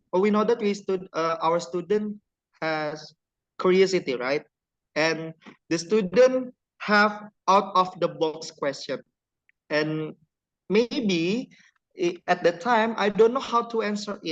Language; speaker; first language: English; non-native, learner; Indonesian